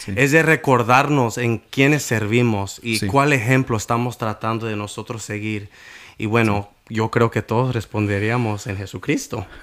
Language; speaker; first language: Spanish; early bilingual, heritage; Spanish